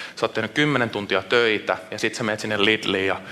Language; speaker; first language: Finnish; native; Finnish